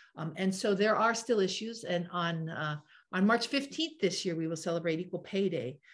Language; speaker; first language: English; native; English